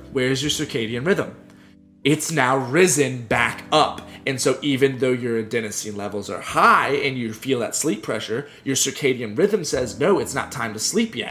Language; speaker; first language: English; native; English